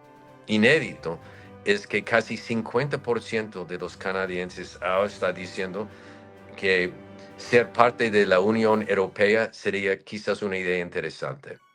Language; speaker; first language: Spanish; non-native, fluent; English